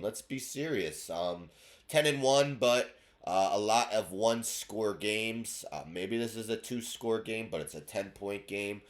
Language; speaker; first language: English; native; English